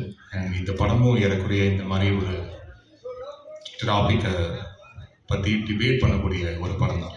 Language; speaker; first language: Tamil; native; Tamil